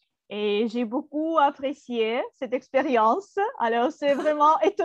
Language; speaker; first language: French; non-native, fluent; Russian